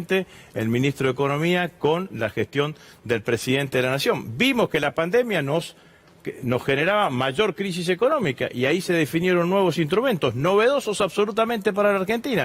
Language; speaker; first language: Spanish; native; Spanish